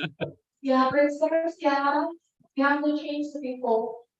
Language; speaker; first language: English; non-native, learner; Indonesian